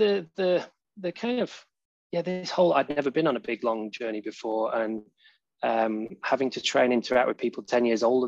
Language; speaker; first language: English; native; English